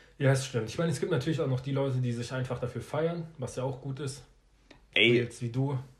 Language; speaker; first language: German; early bilingual, other home language; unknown